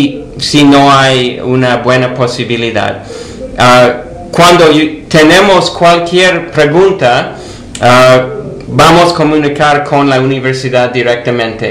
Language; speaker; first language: Spanish; non-native, fluent; English